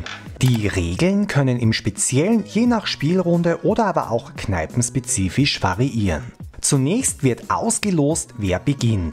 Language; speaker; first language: German; native; German